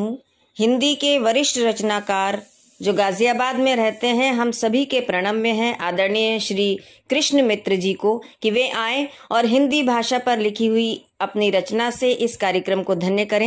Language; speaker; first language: Hindi; native; Hindi